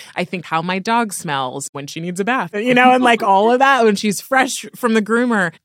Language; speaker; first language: English; native; English